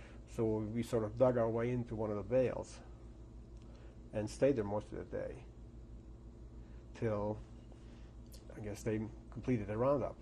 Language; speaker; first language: English; early bilingual, other home language; Yiddish